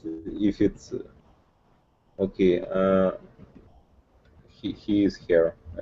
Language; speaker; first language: English; non-native, learner; Russian